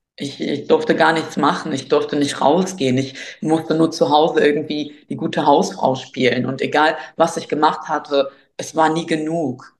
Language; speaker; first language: German; early bilingual, other home language; Albanian